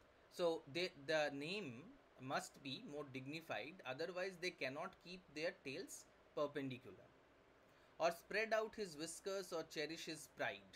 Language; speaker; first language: English; non-native, local second language; Bangla